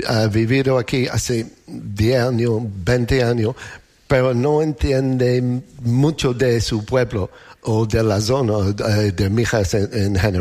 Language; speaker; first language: Spanish; non-native, learner; English